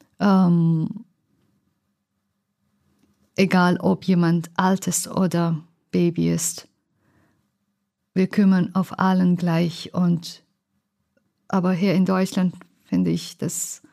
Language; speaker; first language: German; non-native, learner; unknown